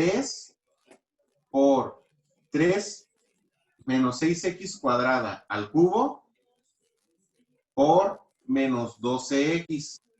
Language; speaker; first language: Spanish; native; Spanish